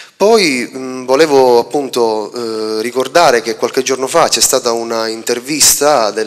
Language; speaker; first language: Italian; native; Italian